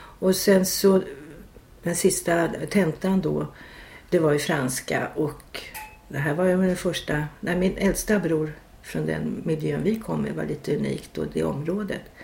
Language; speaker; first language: Swedish; native; Swedish